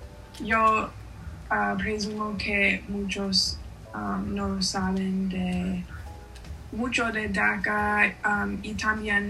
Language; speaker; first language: Spanish; non-native, learner; English